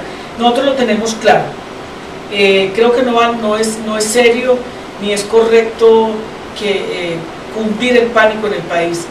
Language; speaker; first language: Spanish; native; Spanish